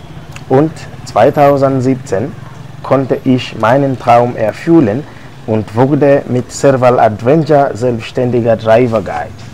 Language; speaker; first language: German; non-native, fluent; Swahili